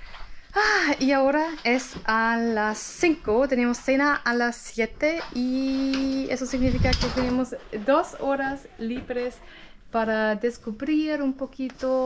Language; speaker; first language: Spanish; non-native, learner; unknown